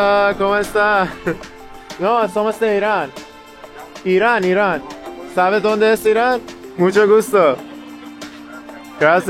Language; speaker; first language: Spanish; non-native, learner; Persian